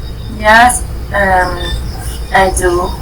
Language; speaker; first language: English; non-native, learner; Vietnamese